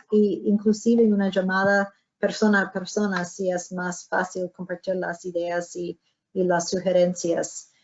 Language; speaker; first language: Spanish; non-native, fluent; English